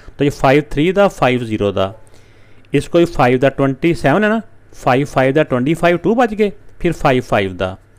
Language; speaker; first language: Urdu; non-native, local second language; Punjabi